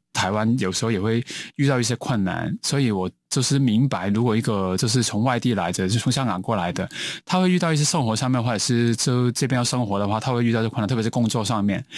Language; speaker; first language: Chinese; non-native, local second language; Cantonese